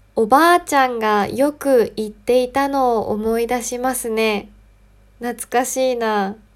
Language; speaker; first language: Japanese; native; Japanese